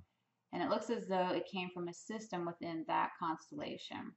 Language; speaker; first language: English; native; English